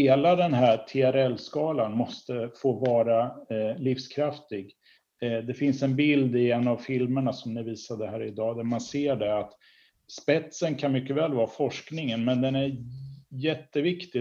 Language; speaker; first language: Swedish; native; Swedish